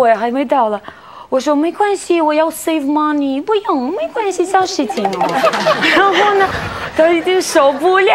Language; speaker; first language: Chinese; non-native, learner; Russian